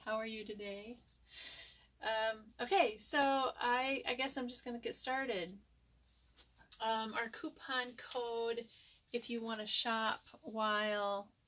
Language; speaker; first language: English; native; English